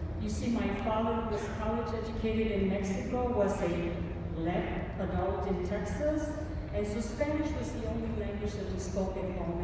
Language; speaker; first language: English; early bilingual, other home language; Spanish